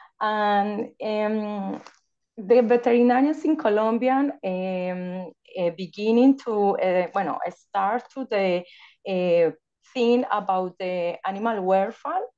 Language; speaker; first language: English; non-native, learner; Spanish